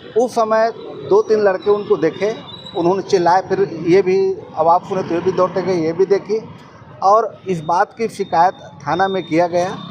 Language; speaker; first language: Hindi; native; Hindi